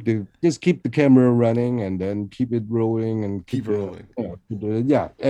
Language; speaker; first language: English; non-native, local second language; Cantonese